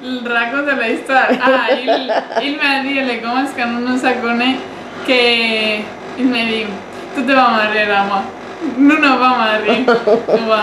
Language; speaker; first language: French; non-native, learner; Spanish